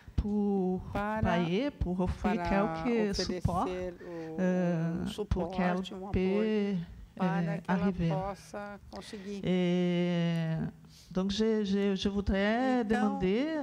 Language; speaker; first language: French; non-native, fluent; Portuguese